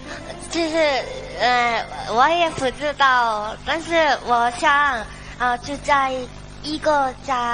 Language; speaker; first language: Chinese; non-native, learner; Korean